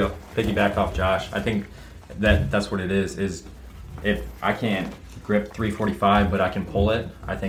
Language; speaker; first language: English; native; English